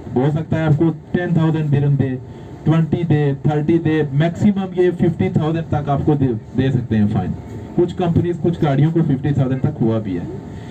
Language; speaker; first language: Urdu; non-native, local second language; Punjabi